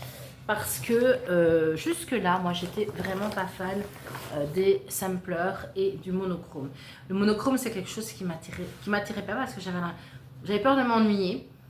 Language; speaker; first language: French; native; French